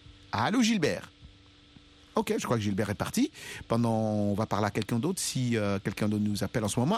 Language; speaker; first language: French; non-native, local second language; Lingala